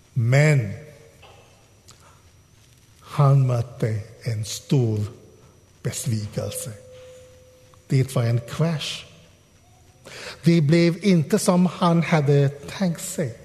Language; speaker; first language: Swedish; non-native, fluent; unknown